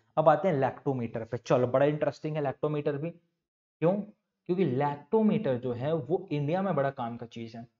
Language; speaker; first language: Hindi; native; Hindi